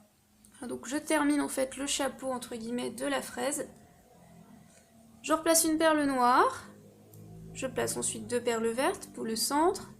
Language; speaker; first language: French; native; French